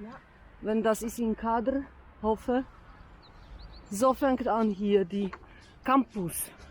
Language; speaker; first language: German; non-native, learner; Polish